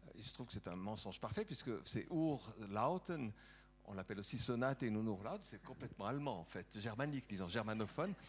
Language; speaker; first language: French; native; French